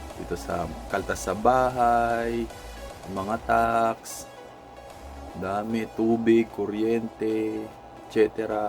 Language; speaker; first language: Filipino; non-native, local second language; Iloko